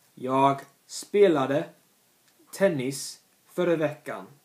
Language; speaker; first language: Swedish; non-native, learner; English